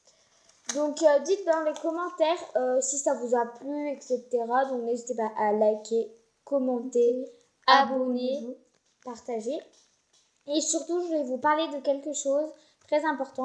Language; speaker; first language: French; native; French